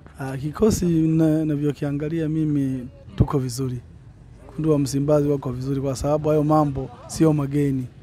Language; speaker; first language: Swahili; native; Swahili